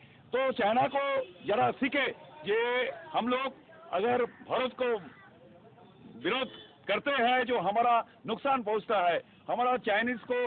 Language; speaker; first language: Hindi; non-native, local second language; Bangla